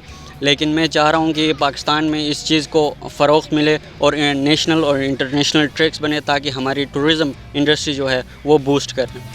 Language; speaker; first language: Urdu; non-native, local second language; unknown